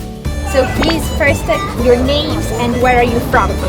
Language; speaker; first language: English; non-native, fluent; Italian